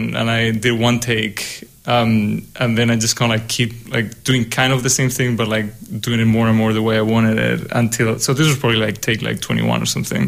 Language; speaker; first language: English; non-native, fluent; Spanish